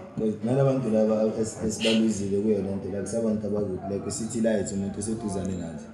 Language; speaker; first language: Zulu; native; Zulu